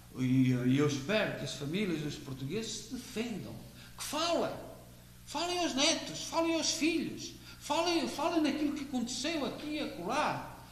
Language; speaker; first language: Portuguese; native; Portuguese